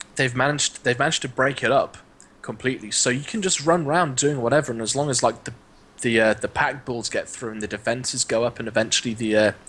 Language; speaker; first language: English; native; English